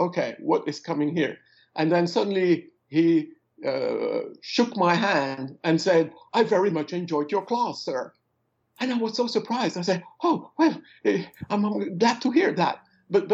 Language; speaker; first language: English; non-native, fluent; French